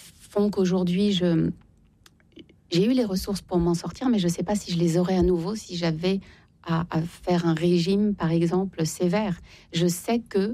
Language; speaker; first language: French; native; French